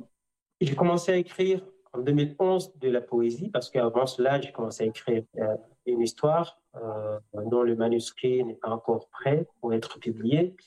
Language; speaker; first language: French; non-native, local second language; Comorian